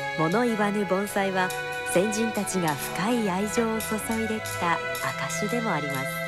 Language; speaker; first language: Japanese; native; Japanese